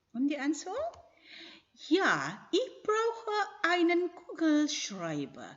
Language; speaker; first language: German; non-native, fluent; Indonesian